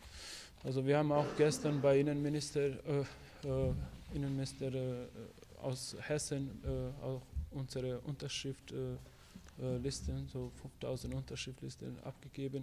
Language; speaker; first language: German; non-native, fluent; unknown